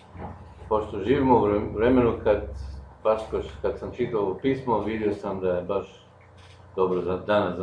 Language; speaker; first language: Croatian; non-native, local second language; Slovenian